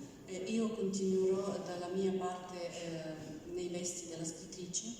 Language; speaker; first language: Italian; non-native, learner; Ukrainian